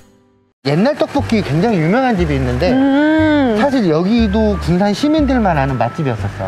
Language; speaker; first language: Korean; native; Korean